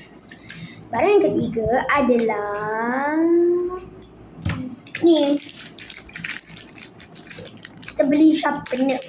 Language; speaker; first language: Malay; native; Malay